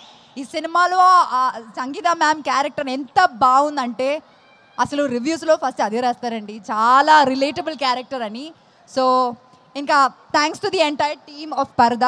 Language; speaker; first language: Telugu; non-native, fluent; Malayalam